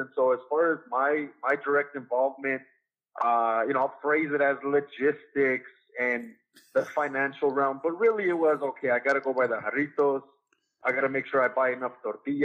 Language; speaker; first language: English; native; English